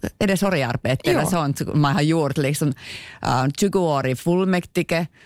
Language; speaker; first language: Swedish; non-native, local second language; Finnish